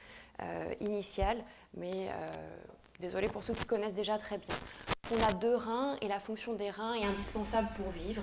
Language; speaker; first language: French; native; French